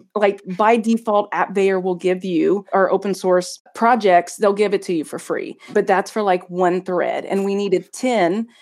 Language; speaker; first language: English; native; English